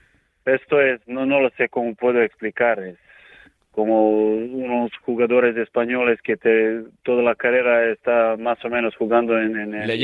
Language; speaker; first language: Spanish; non-native, learner; Serbian